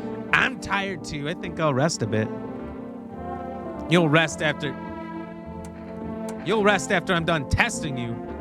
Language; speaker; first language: English; native; English